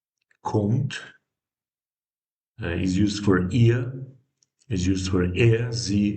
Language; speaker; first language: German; non-native, fluent; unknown